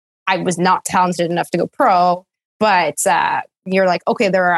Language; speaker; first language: English; native; English